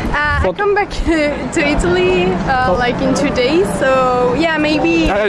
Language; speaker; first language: English; non-native, fluent; Italian